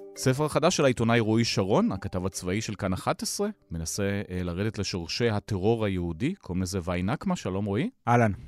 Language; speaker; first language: Hebrew; native; Hebrew